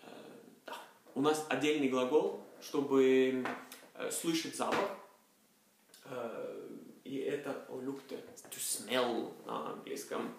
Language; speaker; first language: Russian; non-native, fluent; Norwegian